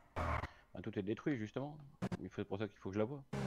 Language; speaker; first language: French; native; French